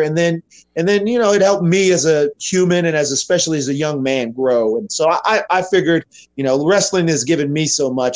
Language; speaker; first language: English; native; English